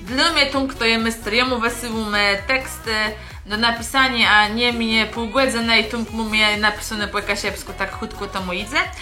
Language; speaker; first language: Polish; non-native, local second language; Kashubian